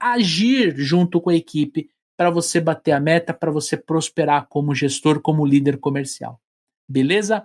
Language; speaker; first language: Portuguese; native; Portuguese